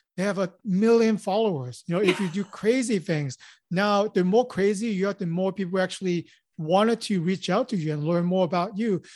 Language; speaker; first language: English; non-native, local second language; Cantonese